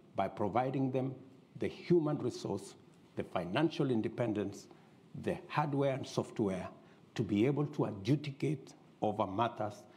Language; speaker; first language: English; non-native, local second language; Kalenjin